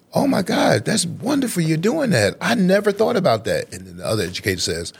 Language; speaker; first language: English; native; English